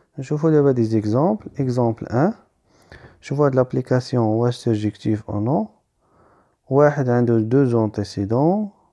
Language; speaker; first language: French; non-native, local second language; Arabic